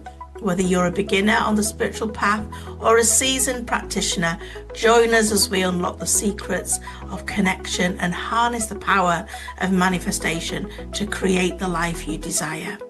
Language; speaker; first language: English; native; English